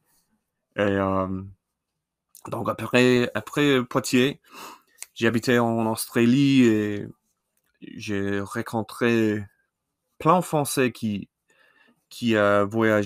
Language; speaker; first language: French; non-native, learner; English